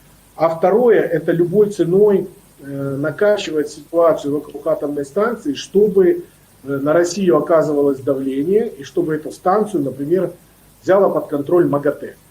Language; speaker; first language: Russian; native; Russian